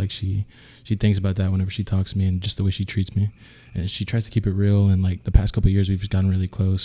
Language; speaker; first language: English; native; English